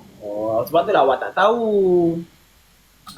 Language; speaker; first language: Malay; native; Malay